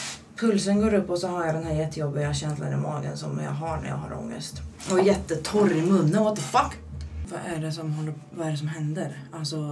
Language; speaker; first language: Swedish; native; Swedish